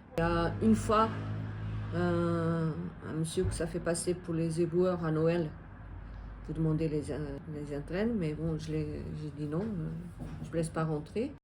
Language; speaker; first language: French; non-native, fluent; Portuguese